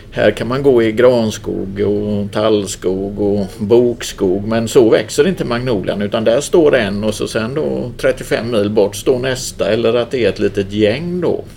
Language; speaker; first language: Swedish; native; Swedish